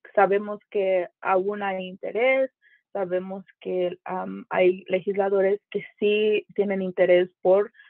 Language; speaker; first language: Spanish; native; Spanish